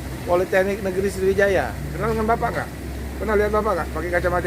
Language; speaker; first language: Indonesian; native; Indonesian